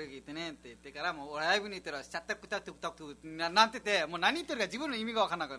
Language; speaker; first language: Japanese; non-native, fluent; Nepali